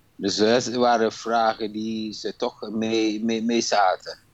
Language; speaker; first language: Dutch; non-native, fluent; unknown